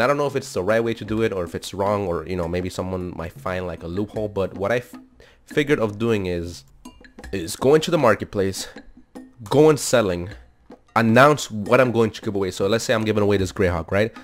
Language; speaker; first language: English; early bilingual, other home language; Spanish